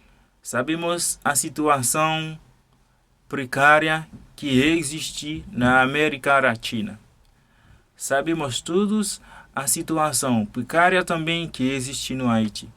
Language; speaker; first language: Portuguese; non-native, fluent; Haitian Creole